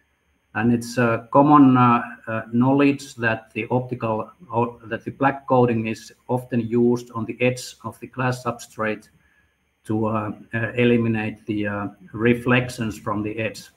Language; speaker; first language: English; non-native, fluent; Finnish